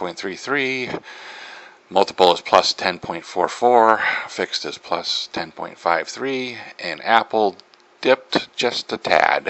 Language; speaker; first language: English; native; English